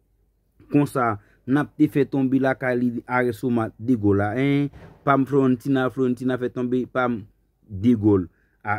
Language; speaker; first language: French; non-native, learner; Haitian Creole